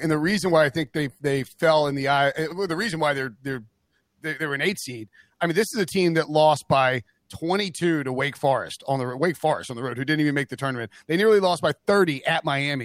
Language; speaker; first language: English; native; English